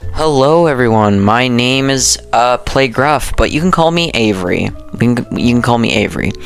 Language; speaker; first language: English; native; English